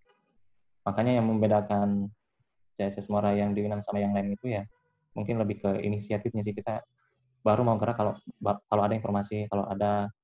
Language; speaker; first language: Indonesian; native; Indonesian